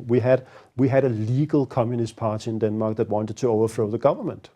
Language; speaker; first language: English; non-native, fluent; Danish